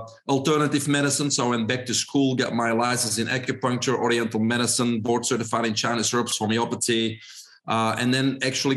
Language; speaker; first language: English; non-native, fluent; Dutch